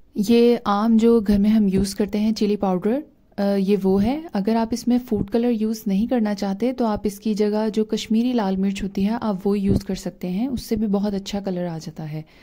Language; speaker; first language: Hindi; native; Hindi